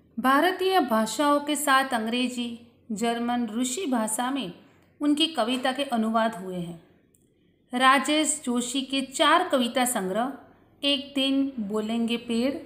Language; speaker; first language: Hindi; non-native, local second language; Gujarati